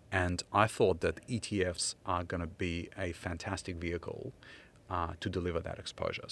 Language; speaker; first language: English; non-native, fluent; Ukrainian